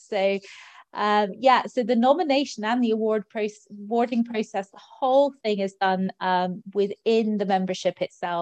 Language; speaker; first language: English; native; English